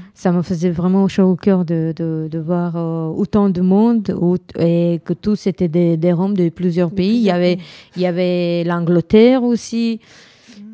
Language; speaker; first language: French; non-native, fluent; Romanian